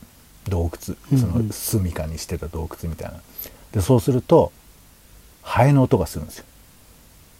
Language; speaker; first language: Japanese; native; Japanese